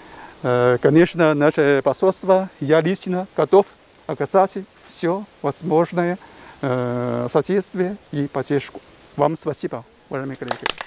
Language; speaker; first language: Russian; non-native, fluent; Chinese